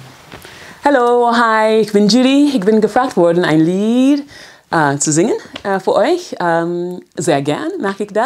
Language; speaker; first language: German; non-native, fluent; English